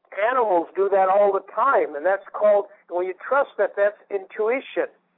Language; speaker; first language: English; early bilingual, other home language; Spanish